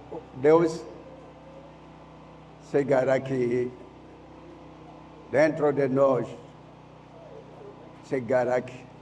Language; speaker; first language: Portuguese; non-native, learner; Lingala